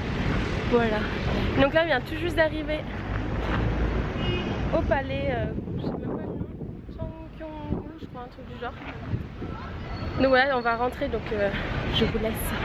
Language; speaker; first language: French; native; French